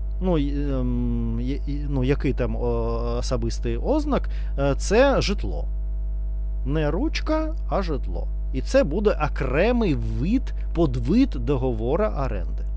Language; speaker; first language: Ukrainian; non-native, learner; Russian